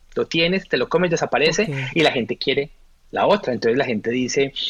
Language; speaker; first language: Spanish; native; Spanish